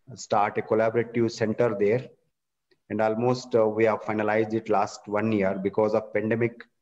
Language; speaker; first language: English; non-native, local second language; Kannada